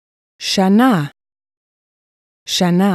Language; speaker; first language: Hebrew; non-native, fluent; English